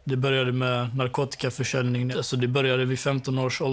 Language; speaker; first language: Swedish; native; Swedish